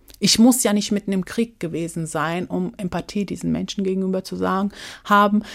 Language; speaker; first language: German; early bilingual, other home language; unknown